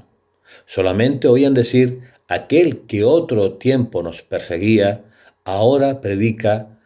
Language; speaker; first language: Spanish; native; Spanish